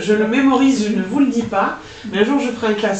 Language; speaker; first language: French; native; French